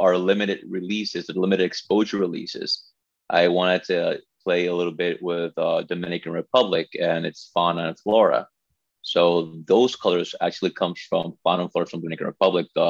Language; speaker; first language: English; non-native, fluent; Spanish